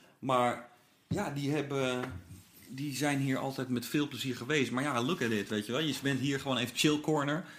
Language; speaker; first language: Dutch; native; Dutch